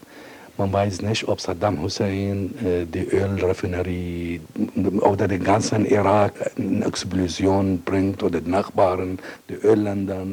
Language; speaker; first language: German; non-native, fluent; Arabic